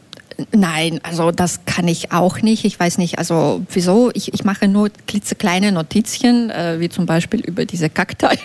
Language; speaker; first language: German; non-native, fluent; Belarusian